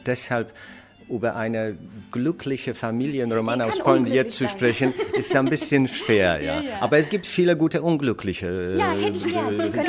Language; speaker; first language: German; non-native, fluent; Polish